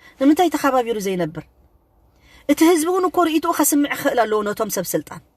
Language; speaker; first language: Tigrinya; native; Tigrinya